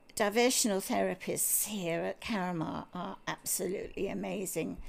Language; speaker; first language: English; native; English